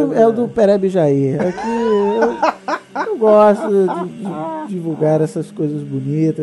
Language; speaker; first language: Portuguese; native; Portuguese